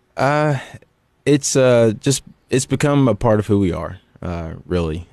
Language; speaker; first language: English; native; English